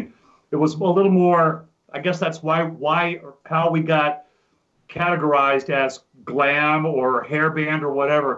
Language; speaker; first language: English; native; English